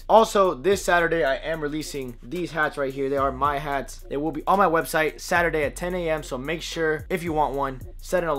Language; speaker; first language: English; native; English